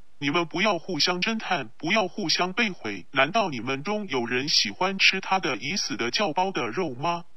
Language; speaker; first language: Chinese; non-native, local second language; Cantonese